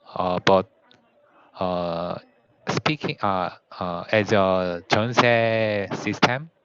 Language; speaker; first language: English; non-native, learner; Korean